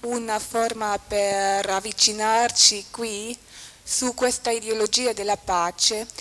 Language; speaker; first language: Italian; non-native, fluent; German